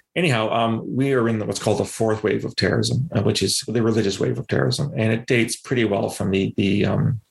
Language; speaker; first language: English; native; English